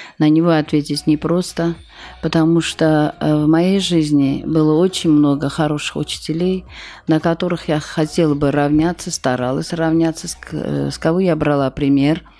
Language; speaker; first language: Russian; non-native, local second language; Armenian